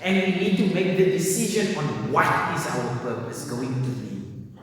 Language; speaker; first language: English; non-native, local second language; Afrikaans